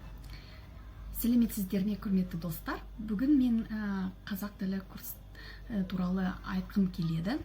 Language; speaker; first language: Kazakh; non-native, learner; Russian